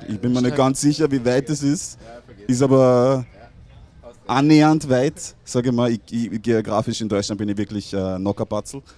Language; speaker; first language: German; native; German